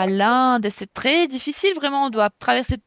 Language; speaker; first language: French; non-native, fluent; Russian